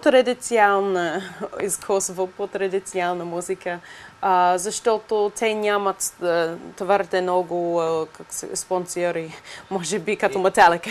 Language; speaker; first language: Bulgarian; non-native, learner; English